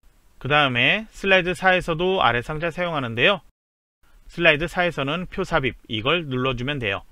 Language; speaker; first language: Korean; native; Korean